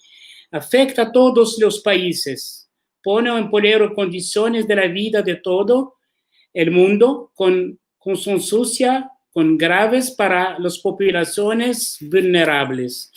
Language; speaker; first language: Spanish; non-native, learner; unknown